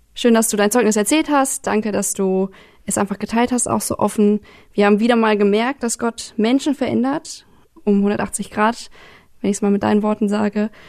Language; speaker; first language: German; native; German